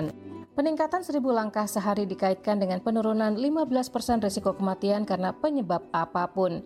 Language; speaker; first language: Indonesian; native; Indonesian